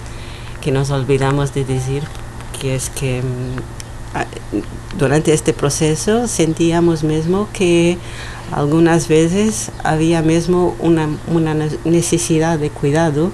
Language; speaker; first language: Spanish; non-native, learner; Portuguese